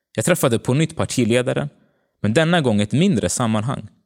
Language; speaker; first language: Swedish; early bilingual, other home language; Tigrinya